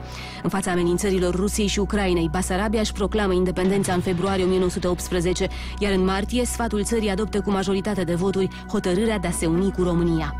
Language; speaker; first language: Romanian; native; Romanian